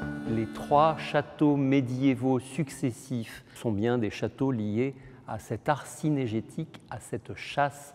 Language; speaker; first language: French; native; French